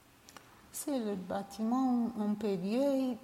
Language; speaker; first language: French; non-native, learner; Serbian